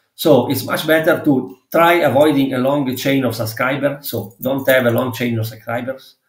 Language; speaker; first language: English; non-native, fluent; Italian